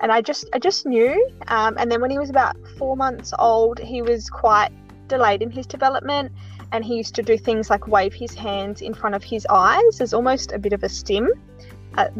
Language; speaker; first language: English; native; English